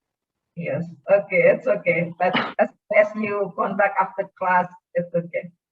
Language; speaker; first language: English; non-native, fluent; Indonesian